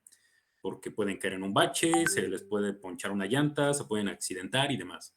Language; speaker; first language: Spanish; native; Spanish